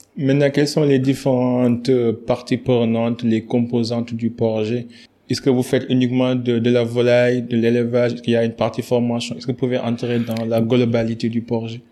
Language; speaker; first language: French; non-native, local second language; Wolof